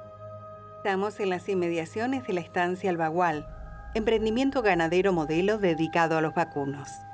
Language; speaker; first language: Spanish; native; Spanish